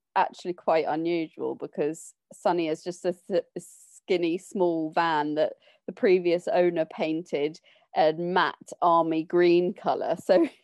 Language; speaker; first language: English; native; English